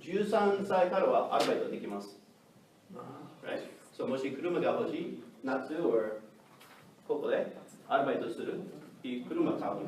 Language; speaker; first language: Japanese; non-native, learner; English